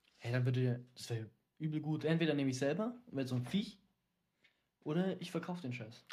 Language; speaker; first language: German; early bilingual, other home language; Dutch